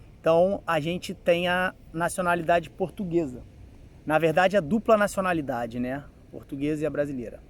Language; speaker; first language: Portuguese; native; Portuguese